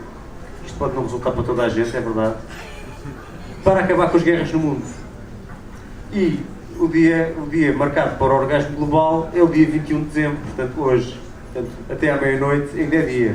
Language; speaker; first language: Portuguese; native; Portuguese